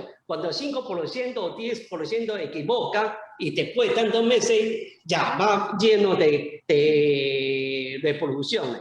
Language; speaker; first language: Spanish; non-native, learner; Chinese